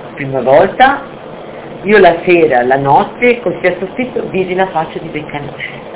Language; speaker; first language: Italian; native; Italian